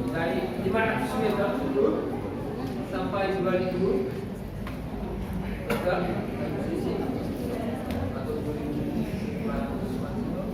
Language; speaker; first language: Indonesian; non-native, learner; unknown